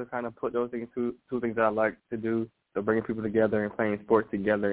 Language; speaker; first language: English; native; English